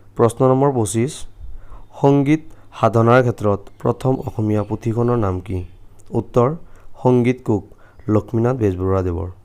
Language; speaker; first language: Assamese; native; Assamese